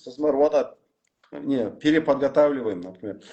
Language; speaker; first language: Russian; non-native, local second language; Kazakh